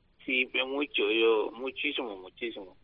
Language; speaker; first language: Spanish; non-native, learner; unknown